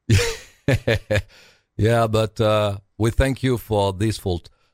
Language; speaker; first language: English; non-native, fluent; French